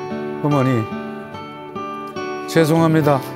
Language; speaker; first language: Korean; native; Korean